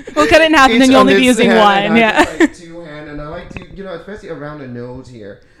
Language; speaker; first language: English; non-native, fluent; Vietnamese